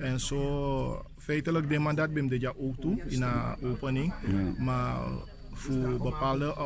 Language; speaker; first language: Dutch; non-native, learner; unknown